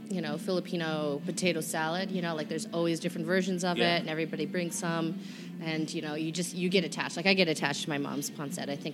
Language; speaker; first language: English; native; English